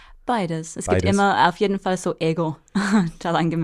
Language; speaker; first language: German; non-native, fluent; English